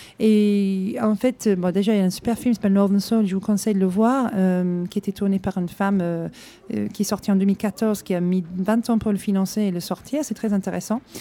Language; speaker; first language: French; non-native, fluent; English